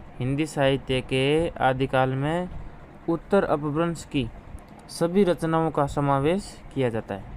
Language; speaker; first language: Hindi; native; Hindi